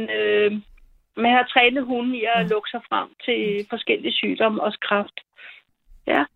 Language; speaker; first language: Danish; early bilingual, other home language; German